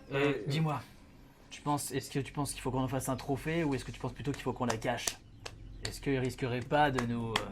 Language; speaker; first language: French; native; French